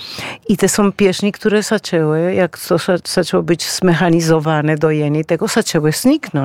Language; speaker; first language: Polish; non-native, fluent; Spanish